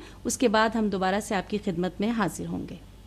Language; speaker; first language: Urdu; native; Urdu